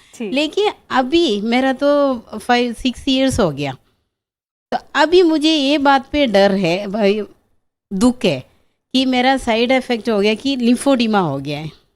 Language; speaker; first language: Hindi; non-native, local second language; Malayalam